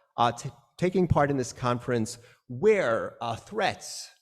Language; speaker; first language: English; native; English